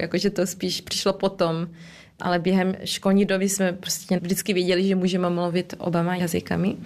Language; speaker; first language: Czech; early bilingual, heritage; Czech